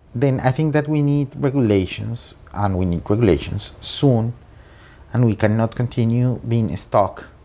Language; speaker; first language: English; non-native, fluent; Spanish